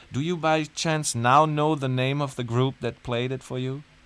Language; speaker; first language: English; non-native, fluent; German